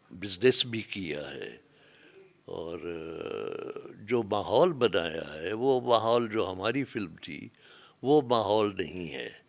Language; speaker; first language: Urdu; non-native, local second language; Sindhi